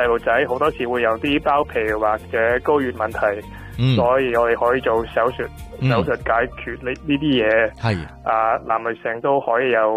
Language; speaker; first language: Cantonese; non-native, fluent; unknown